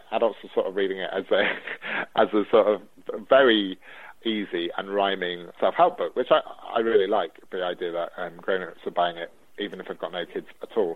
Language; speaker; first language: English; native; English